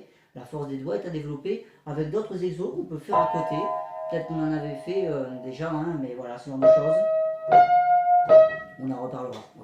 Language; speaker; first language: French; native; French